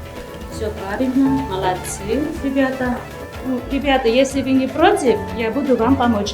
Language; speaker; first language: Russian; non-native, fluent; Armenian